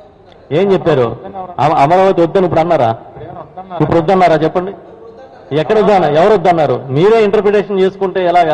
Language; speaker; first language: Telugu; native; Telugu